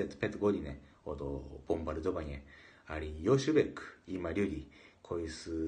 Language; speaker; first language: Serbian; non-native, learner; Japanese